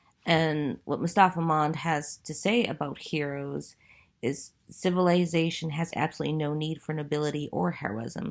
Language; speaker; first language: English; native; English